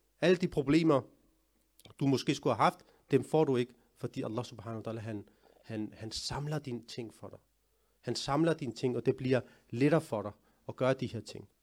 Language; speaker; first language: Danish; early bilingual, other home language; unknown